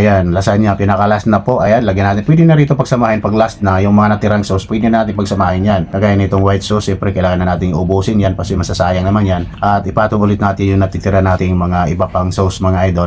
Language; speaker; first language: Filipino; native; Filipino